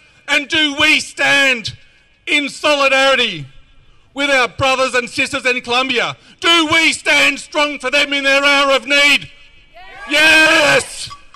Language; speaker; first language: English; native; English